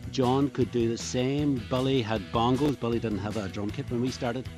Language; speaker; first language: English; native; English